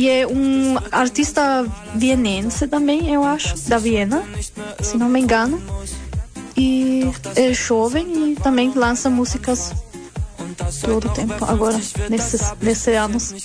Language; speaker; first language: Portuguese; non-native, learner; German